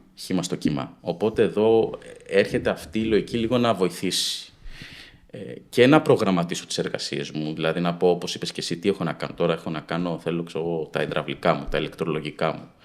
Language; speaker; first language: Greek; native; Greek